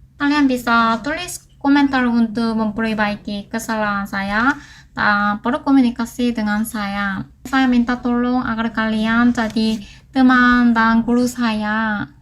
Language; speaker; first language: Indonesian; non-native, learner; Korean